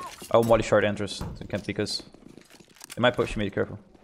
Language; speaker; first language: English; non-native, fluent; Portuguese